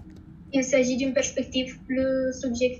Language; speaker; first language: French; non-native, learner; Romanian